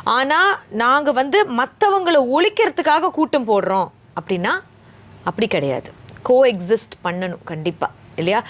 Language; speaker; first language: Tamil; native; Tamil